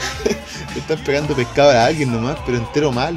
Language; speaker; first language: Spanish; native; Spanish